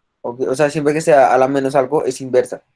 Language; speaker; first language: Spanish; native; Spanish